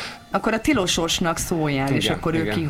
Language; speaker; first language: Hungarian; native; Hungarian